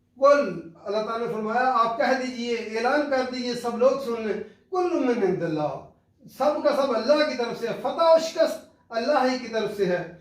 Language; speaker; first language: Urdu; non-native, local second language; Punjabi